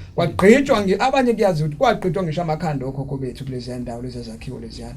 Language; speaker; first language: Zulu; native; Zulu